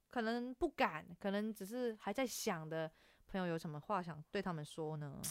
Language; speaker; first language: Chinese; non-native, local second language; Cantonese